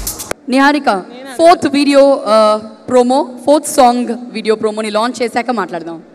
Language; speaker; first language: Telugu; native; Telugu